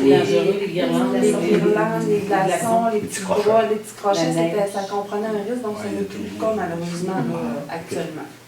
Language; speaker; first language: French; native; French